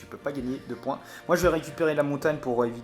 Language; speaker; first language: French; native; French